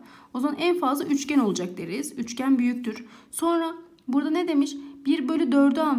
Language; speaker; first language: Turkish; native; Turkish